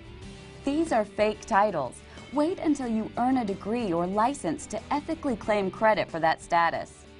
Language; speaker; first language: English; native; English